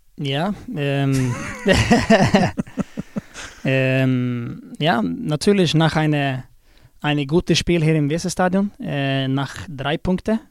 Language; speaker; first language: German; non-native, learner; Swedish